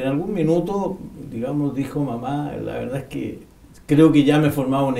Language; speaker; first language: Spanish; native; Spanish